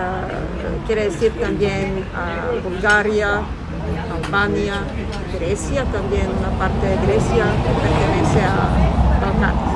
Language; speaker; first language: Spanish; non-native, fluent; Serbian